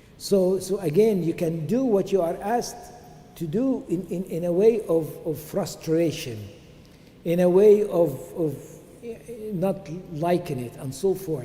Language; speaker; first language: English; non-native, fluent; Arabic